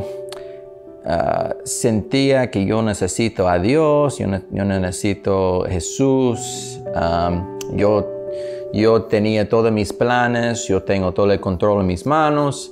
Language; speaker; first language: Spanish; non-native, learner; English